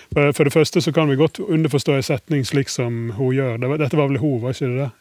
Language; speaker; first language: Norwegian; native; Norwegian